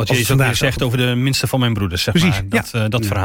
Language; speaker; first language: Dutch; native; Dutch